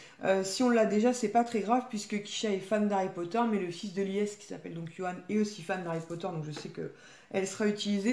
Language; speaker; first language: French; native; French